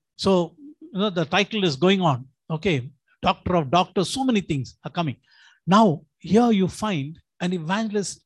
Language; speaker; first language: English; non-native, local second language; Tamil